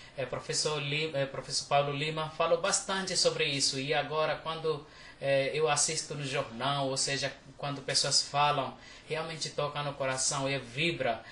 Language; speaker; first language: Portuguese; non-native, fluent; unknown